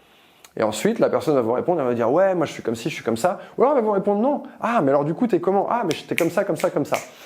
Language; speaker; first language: French; native; French